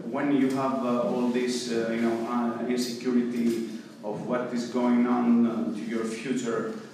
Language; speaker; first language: English; non-native, fluent; Italian